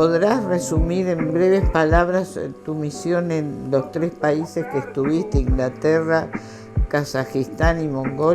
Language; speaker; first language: Spanish; native; Spanish